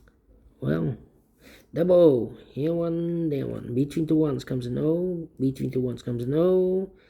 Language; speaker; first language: English; non-native, fluent; Dutch